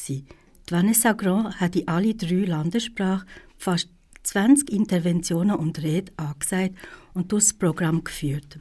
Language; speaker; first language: German; native; German